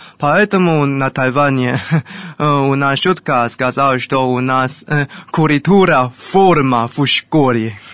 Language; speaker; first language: Russian; non-native, learner; Chinese